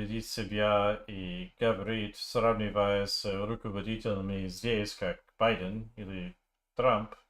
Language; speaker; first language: Russian; non-native, learner; English